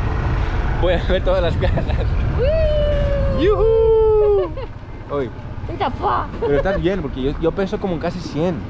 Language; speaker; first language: Spanish; non-native, learner; Greek